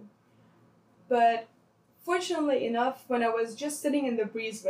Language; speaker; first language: English; non-native, fluent; Arabic